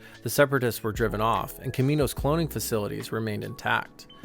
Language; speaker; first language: English; native; English